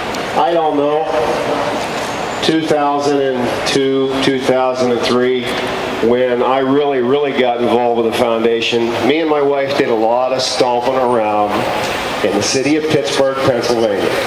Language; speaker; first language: English; native; English